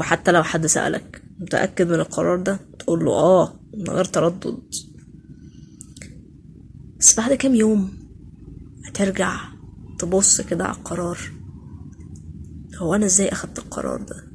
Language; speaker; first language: Arabic; native; Arabic